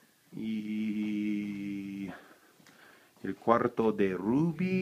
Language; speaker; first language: Spanish; non-native, learner; English